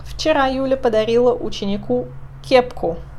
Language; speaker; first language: Russian; non-native, fluent; Portuguese